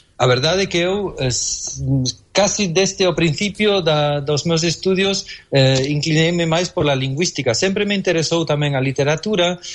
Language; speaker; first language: Galician; non-native, fluent; German